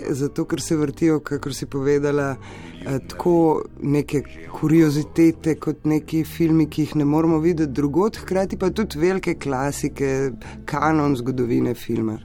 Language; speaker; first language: Slovenian; native; Slovenian